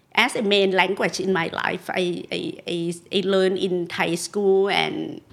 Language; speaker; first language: English; non-native, fluent; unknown